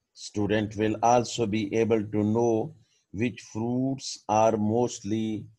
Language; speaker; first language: English; non-native, local second language; Urdu